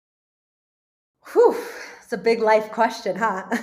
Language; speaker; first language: English; early bilingual, other home language; Spanish